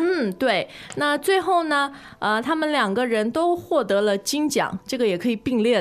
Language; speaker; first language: Chinese; native; Chinese